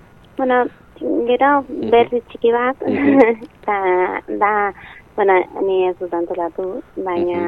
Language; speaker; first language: Basque; non-native, local second language; Spanish